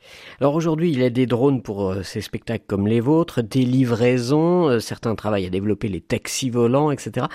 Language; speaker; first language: French; native; French